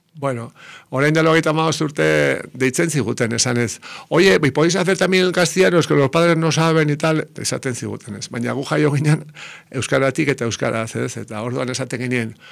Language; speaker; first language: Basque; native; Basque